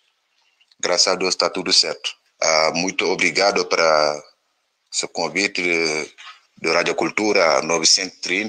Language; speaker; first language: Portuguese; non-native, learner; Wolof